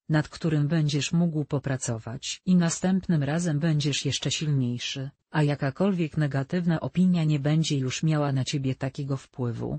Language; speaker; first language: Polish; native; Polish